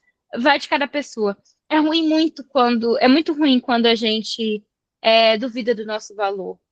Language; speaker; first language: Portuguese; native; Portuguese